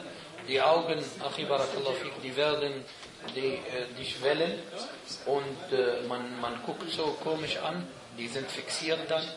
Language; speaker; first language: German; non-native, fluent; Arabic